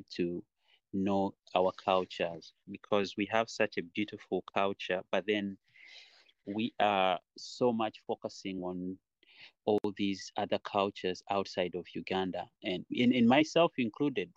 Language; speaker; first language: English; non-native, local second language; Nyankole